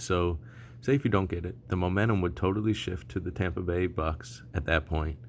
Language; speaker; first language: English; native; English